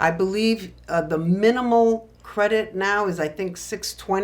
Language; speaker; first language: English; native; English